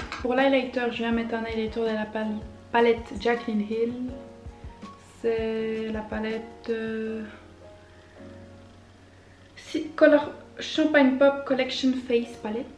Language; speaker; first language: French; native; French